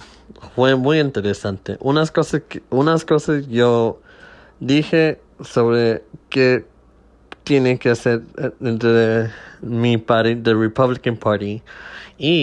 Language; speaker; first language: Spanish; early bilingual, heritage; Spanish